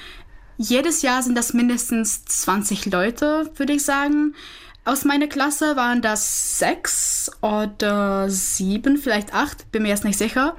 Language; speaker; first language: German; non-native, fluent; Czech